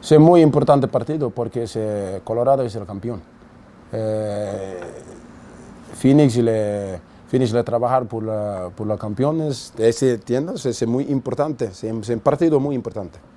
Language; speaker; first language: Spanish; non-native, learner; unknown